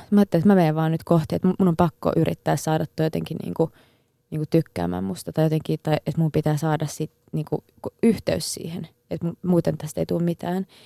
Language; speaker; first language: Finnish; native; Finnish